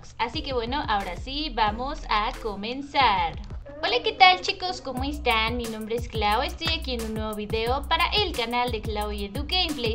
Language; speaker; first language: Spanish; native; Spanish